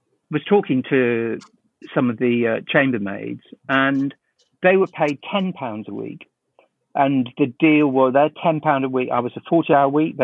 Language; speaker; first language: English; native; English